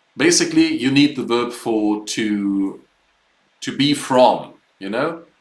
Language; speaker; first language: English; non-native, fluent; German